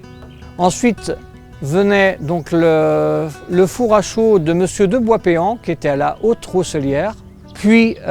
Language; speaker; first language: French; native; French